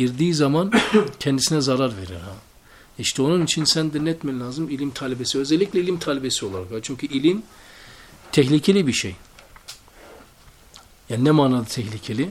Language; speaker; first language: Turkish; native; Turkish